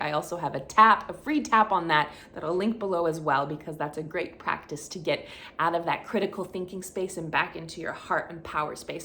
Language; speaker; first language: English; native; English